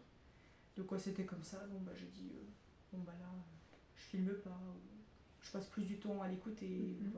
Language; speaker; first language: French; native; French